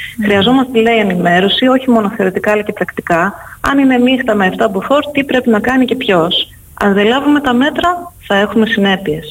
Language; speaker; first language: Greek; non-native, fluent; Dutch